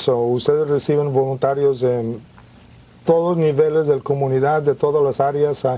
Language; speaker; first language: Spanish; early bilingual, heritage; Spanish